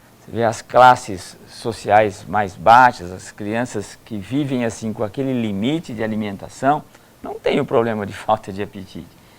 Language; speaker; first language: Portuguese; native; Portuguese